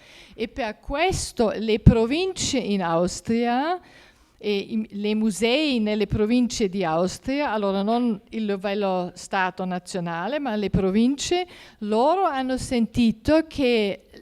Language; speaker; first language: Italian; non-native, fluent; German